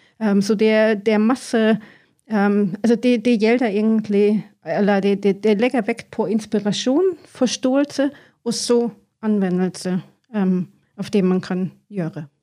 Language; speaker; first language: Norwegian; non-native, fluent; German